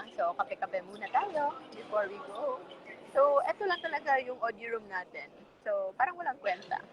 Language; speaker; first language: Filipino; non-native, local second language; Hiligaynon